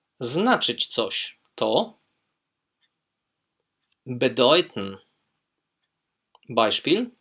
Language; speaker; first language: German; non-native, fluent; Polish